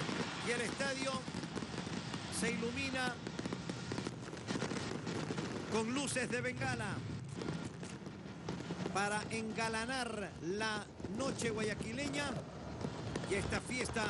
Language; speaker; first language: Spanish; native; Spanish